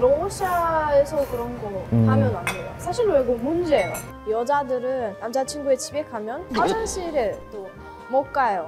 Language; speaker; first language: Korean; non-native, learner; Russian